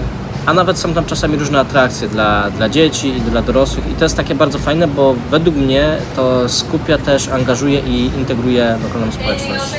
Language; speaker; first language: Polish; native; Polish